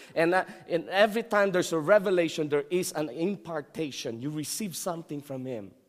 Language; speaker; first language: English; non-native, local second language; Filipino